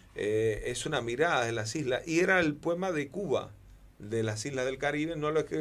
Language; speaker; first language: Spanish; native; Spanish